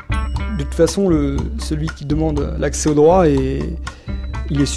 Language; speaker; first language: French; native; French